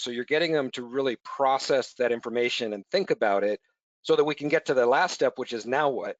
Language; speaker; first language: English; native; English